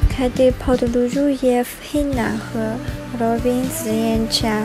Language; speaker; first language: Polish; non-native, learner; Chinese